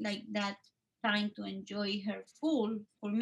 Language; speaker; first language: English; non-native, fluent; Spanish